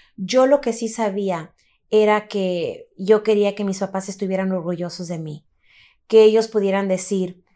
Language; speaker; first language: Spanish; early bilingual, heritage; Spanish